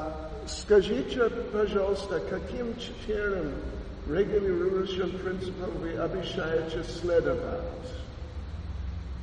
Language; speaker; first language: Russian; non-native, learner; English